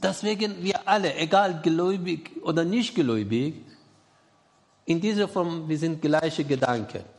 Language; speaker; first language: German; non-native, learner; Persian